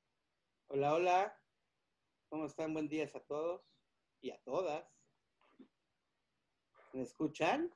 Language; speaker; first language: Spanish; native; Spanish